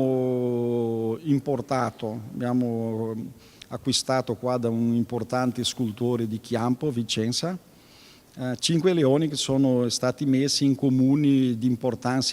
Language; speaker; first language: Italian; early bilingual, heritage; Venetian